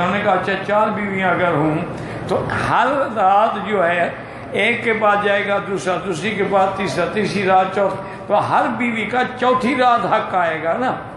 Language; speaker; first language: Urdu; native; Urdu